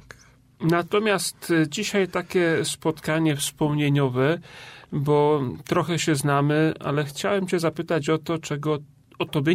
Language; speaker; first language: Polish; native; Polish